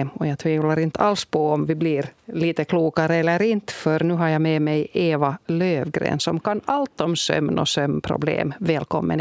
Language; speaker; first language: Swedish; native; Swedish